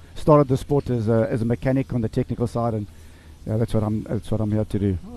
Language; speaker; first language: English; native; English